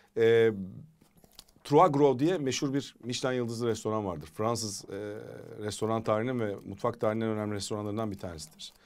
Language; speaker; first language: Turkish; native; Turkish